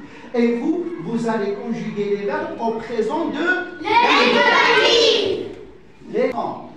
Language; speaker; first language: French; non-native, fluent; Arabic